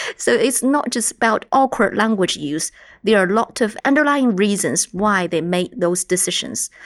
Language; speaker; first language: English; non-native, fluent; Chinese